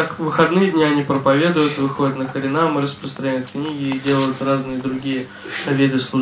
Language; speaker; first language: Russian; native; Russian